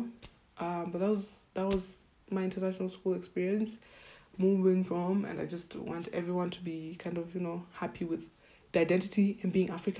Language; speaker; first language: English; non-native, local second language; Swahili